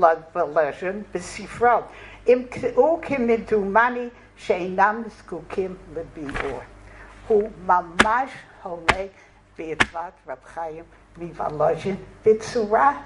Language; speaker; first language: Hebrew; non-native, fluent; English